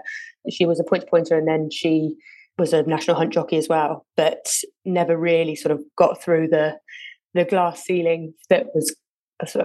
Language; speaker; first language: English; native; English